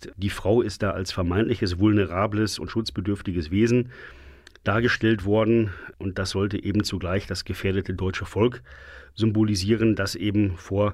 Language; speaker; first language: German; native; German